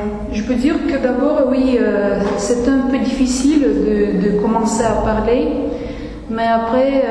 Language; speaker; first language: French; non-native, fluent; Russian